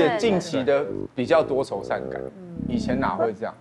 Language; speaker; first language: Chinese; native; Chinese